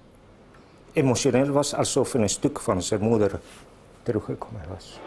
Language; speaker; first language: Dutch; non-native, fluent; Spanish